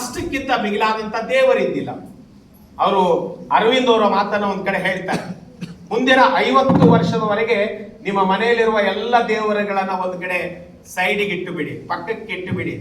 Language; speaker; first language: Kannada; native; Kannada